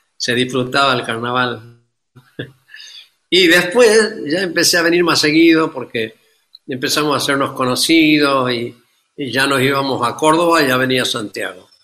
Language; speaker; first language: Spanish; native; Spanish